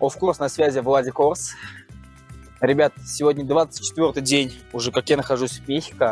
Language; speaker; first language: Russian; native; Russian